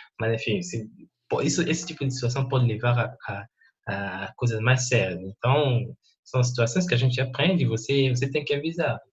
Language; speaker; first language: Portuguese; non-native, fluent; French